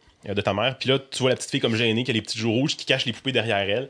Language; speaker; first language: French; native; French